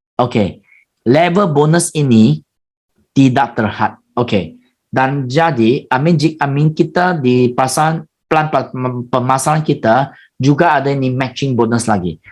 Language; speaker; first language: Malay; non-native, local second language; Chinese